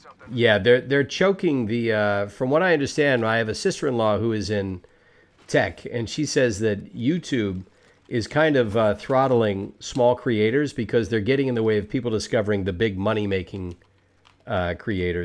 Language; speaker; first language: English; native; English